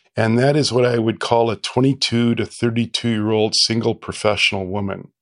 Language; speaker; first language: English; native; English